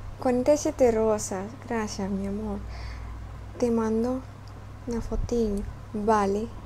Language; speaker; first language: Spanish; non-native, fluent; Russian